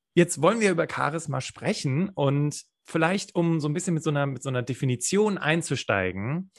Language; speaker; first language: German; native; German